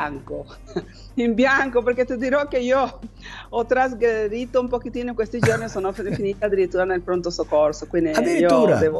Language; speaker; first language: Italian; non-native, fluent; Spanish